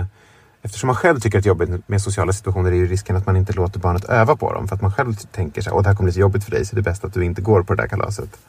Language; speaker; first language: Swedish; native; Swedish